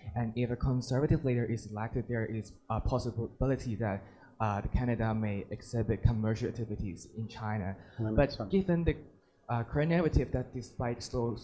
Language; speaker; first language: English; native; English